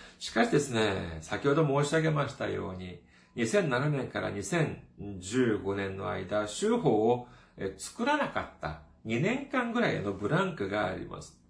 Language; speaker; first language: Japanese; non-native, fluent; Korean